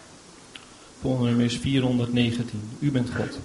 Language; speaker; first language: Dutch; native; Dutch